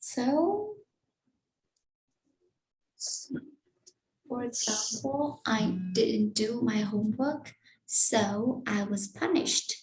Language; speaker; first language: English; non-native, fluent; Vietnamese